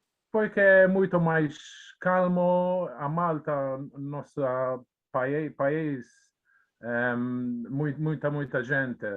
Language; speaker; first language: Portuguese; non-native, learner; Maltese